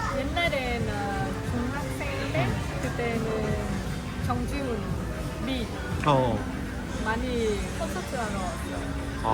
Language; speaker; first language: Korean; non-native, fluent; Vietnamese